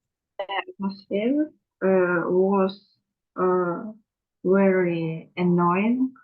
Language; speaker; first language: English; non-native, learner; Russian